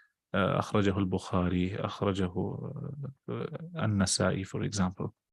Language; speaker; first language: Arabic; non-native, fluent; English